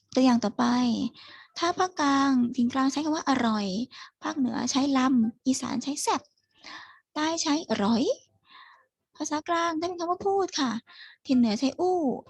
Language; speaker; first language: Thai; native; Thai